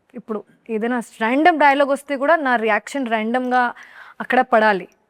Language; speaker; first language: Telugu; non-native, learner; Hindi